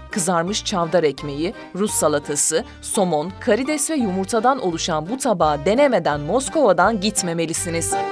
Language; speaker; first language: Turkish; native; Turkish